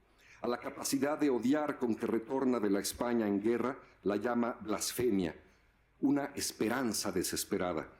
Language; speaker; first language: Spanish; native; Spanish